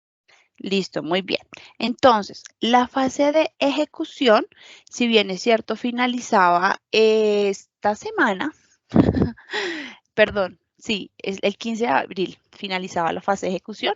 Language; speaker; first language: Spanish; native; Spanish